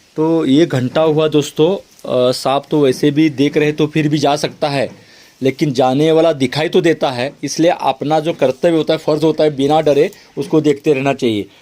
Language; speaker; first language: Hindi; non-native, local second language; Marathi